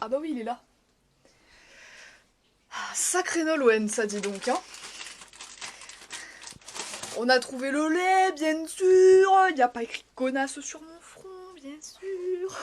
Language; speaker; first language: French; native; French